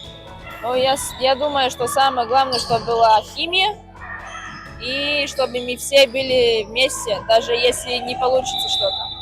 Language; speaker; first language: Russian; non-native, fluent; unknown